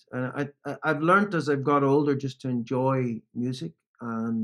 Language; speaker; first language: English; native; English